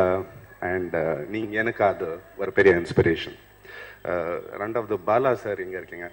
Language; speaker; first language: Tamil; non-native, fluent; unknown